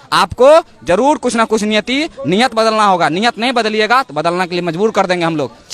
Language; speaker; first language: Hindi; native; Hindi